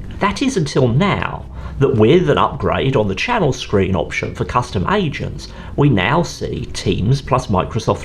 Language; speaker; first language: English; native; English